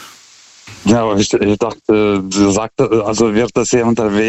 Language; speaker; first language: German; non-native, fluent; Lithuanian